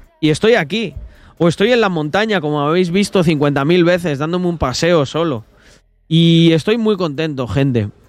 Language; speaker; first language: Spanish; native; Spanish